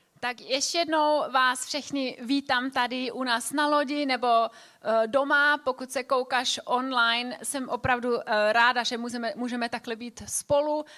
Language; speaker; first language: Czech; non-native, fluent; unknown